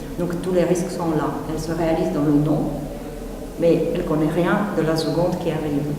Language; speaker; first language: French; non-native, fluent; Czech